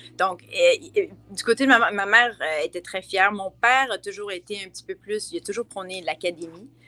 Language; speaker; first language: French; native; French